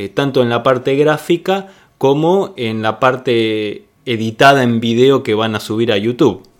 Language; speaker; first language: Spanish; native; Spanish